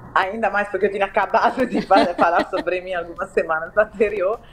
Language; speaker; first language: Portuguese; non-native, fluent; Italian